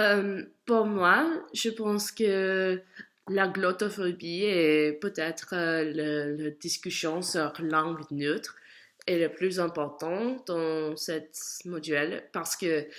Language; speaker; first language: French; non-native, learner; English